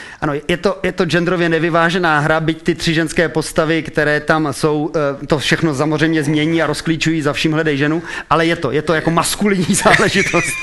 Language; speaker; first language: Czech; native; Czech